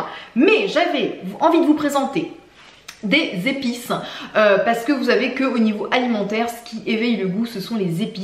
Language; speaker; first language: French; native; French